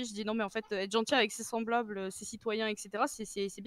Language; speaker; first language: French; native; French